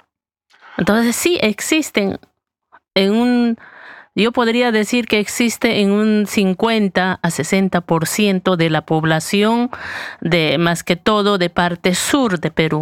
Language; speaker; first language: Spanish; native; Spanish